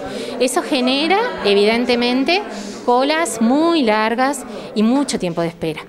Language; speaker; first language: Spanish; native; Spanish